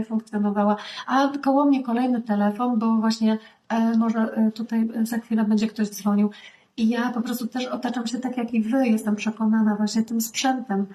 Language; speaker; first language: Polish; native; Polish